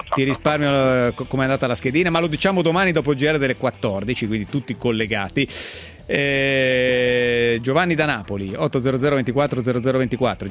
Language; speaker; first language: Italian; native; Italian